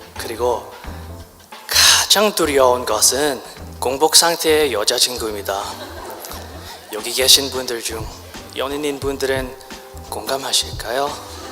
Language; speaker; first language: Korean; non-native, learner; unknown